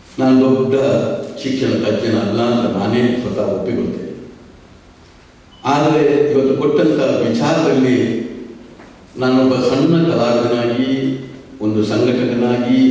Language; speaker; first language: Kannada; non-native, local second language; Tulu